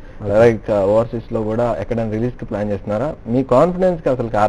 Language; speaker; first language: Telugu; native; Telugu